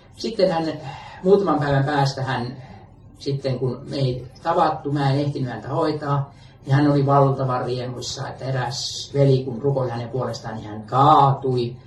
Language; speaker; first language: Finnish; native; Finnish